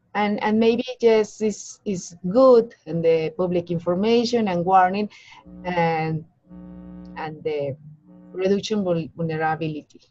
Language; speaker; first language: English; non-native, learner; Spanish